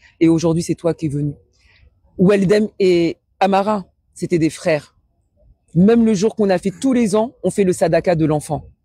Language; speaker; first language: French; early bilingual, other home language; Wolof